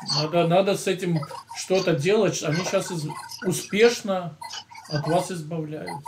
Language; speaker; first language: Russian; native; Russian